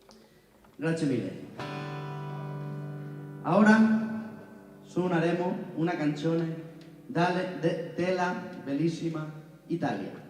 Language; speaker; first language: Italian; non-native, learner; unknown